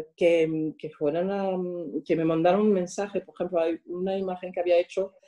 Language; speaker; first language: Spanish; non-native, fluent; French